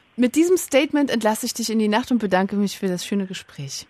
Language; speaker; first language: German; native; German